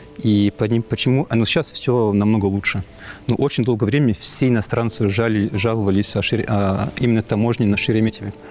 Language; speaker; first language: Russian; non-native, fluent; English